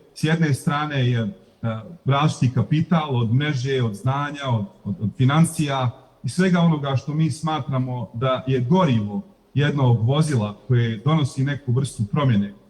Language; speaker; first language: Bosnian; native; Bosnian